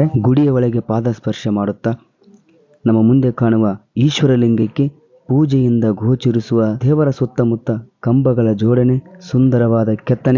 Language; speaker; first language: Kannada; native; Kannada